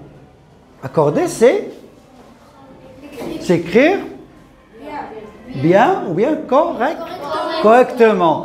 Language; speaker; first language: French; non-native, local second language; Arabic